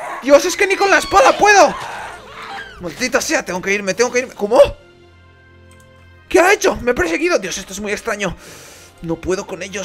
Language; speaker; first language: Spanish; native; Spanish